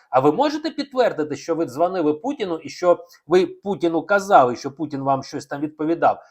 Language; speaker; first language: Ukrainian; non-native, local second language; Russian